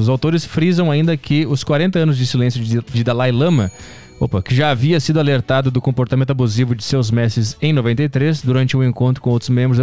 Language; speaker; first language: Portuguese; native; Portuguese